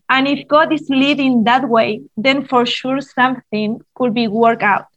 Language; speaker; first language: English; non-native, fluent; Spanish